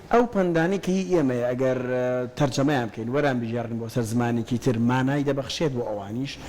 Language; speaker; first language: Central Kurdish; native; Central Kurdish